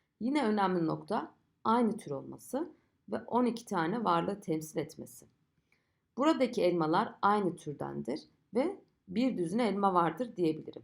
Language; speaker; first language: Turkish; native; Turkish